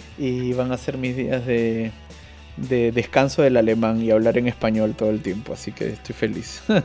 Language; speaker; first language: Spanish; native; Spanish